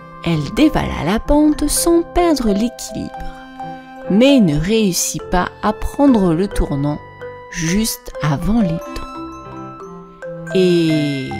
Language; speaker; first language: French; native; French